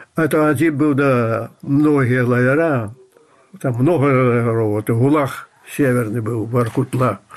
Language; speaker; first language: Russian; non-native, local second language; Belarusian